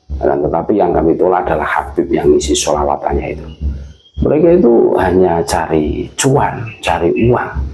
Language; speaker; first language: Indonesian; native; Indonesian